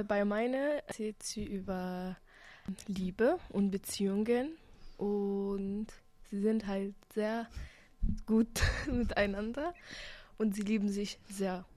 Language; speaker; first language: German; non-native, learner; Arabic